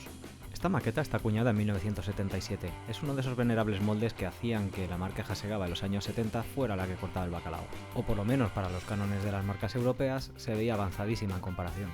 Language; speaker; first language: Spanish; native; Spanish